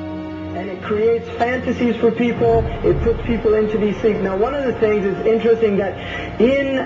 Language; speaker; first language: English; native; English